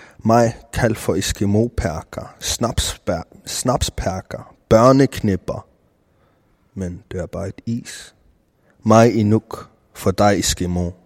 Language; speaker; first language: Danish; non-native, local second language; Kalaallisut